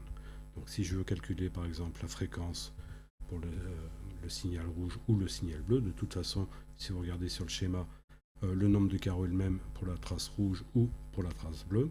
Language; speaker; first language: French; native; French